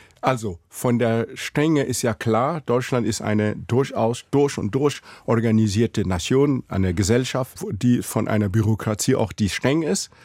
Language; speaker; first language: German; non-native, fluent; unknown